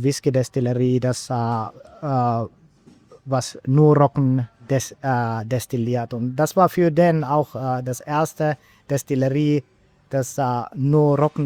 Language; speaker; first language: German; non-native, fluent; Finnish